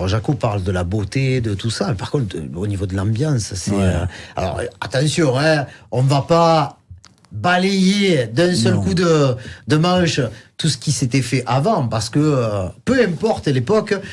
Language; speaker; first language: French; native; French